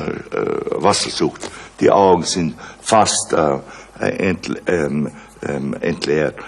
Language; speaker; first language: German; native; German